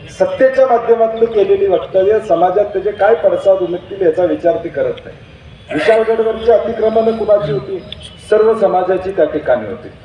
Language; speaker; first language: Marathi; native; Marathi